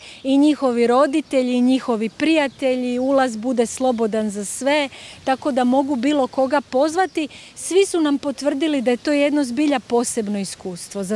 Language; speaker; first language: Croatian; native; Croatian